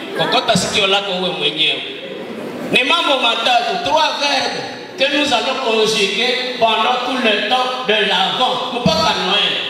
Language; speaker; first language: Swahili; non-native, local second language; Nande